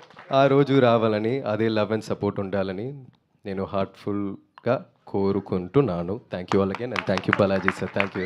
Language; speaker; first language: Telugu; non-native, learner; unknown